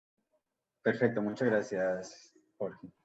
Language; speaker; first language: Spanish; native; Spanish